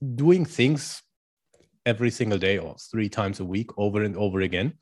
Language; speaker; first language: English; non-native, fluent; German